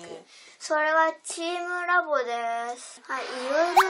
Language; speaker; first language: Japanese; early bilingual, other home language; Korean